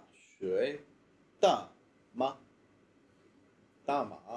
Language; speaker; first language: Chinese; non-native, learner; English